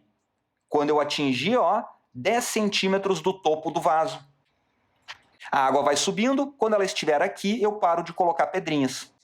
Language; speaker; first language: Portuguese; native; Portuguese